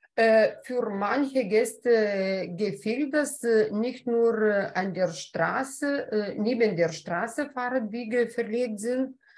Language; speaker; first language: German; non-native, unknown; Lithuanian